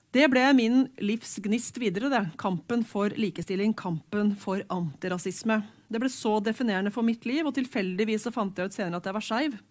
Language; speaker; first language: Norwegian; native; Norwegian